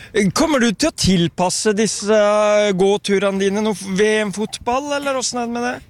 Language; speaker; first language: Norwegian; native; Norwegian